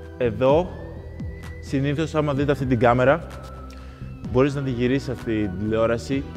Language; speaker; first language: Greek; early bilingual, other home language; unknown